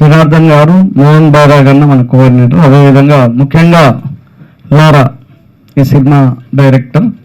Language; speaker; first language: Telugu; native; Telugu